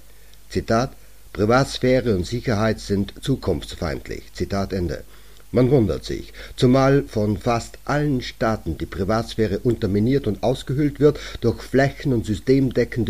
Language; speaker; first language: German; native; German